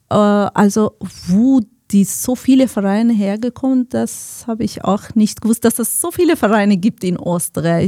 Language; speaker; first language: German; non-native, fluent; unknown